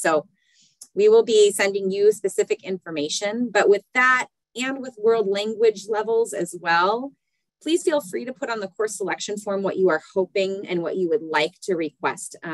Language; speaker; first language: English; native; English